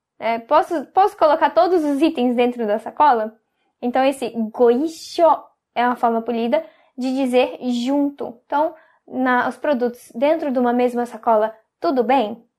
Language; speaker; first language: Portuguese; native; Portuguese